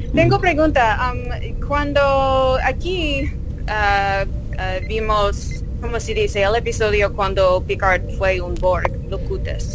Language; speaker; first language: Spanish; non-native, learner; English